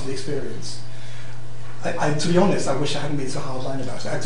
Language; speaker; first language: English; native; English